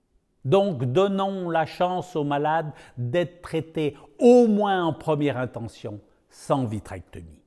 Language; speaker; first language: French; native; French